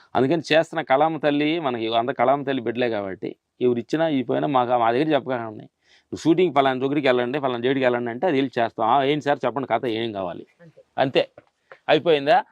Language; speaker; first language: Telugu; native; Telugu